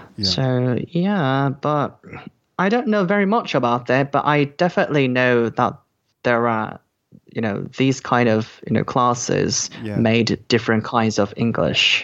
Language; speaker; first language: English; non-native, fluent; Korean